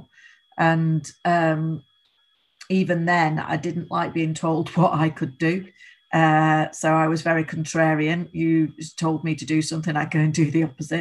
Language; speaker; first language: English; native; English